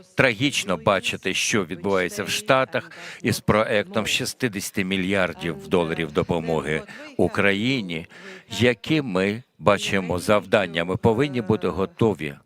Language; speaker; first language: Ukrainian; non-native, fluent; Latvian